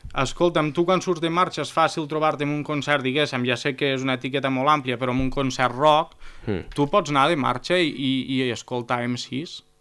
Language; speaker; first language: Catalan; native; Catalan